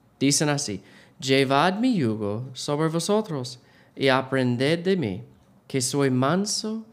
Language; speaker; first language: Spanish; non-native, learner; English